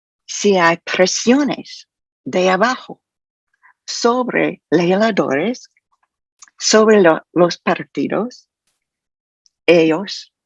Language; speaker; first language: Spanish; non-native, fluent; English